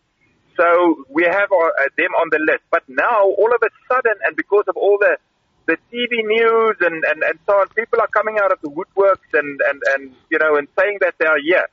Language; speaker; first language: English; non-native, local second language; Afrikaans